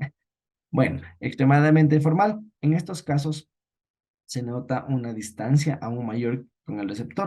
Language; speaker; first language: Spanish; native; Spanish